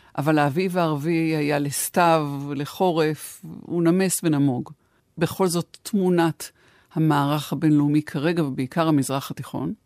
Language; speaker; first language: Hebrew; native; Hebrew